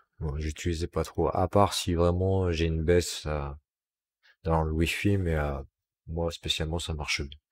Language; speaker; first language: French; native; French